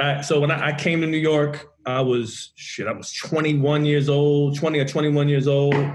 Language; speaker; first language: English; native; English